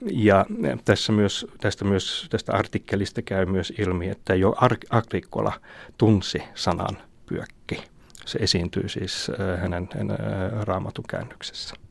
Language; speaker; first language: Finnish; non-native, fluent; German